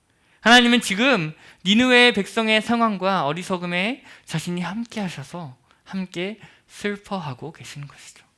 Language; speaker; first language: Korean; native; Korean